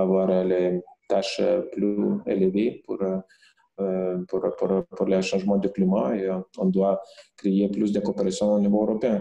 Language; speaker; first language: French; non-native, fluent; Lithuanian